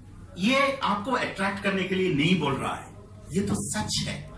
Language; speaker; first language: Hindi; non-native, fluent; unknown